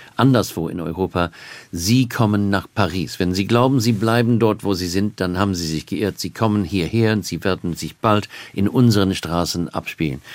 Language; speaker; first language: German; non-native, fluent; English